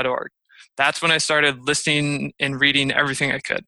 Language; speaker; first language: English; native; English